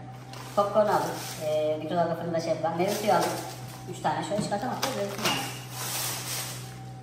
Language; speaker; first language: Turkish; native; Turkish